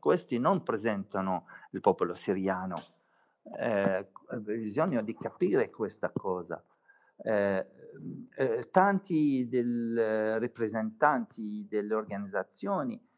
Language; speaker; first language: Italian; non-native, fluent; Arabic